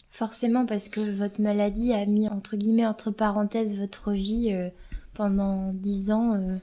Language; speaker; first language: French; native; French